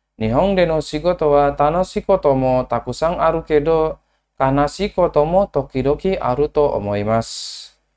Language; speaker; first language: Japanese; non-native, learner; Indonesian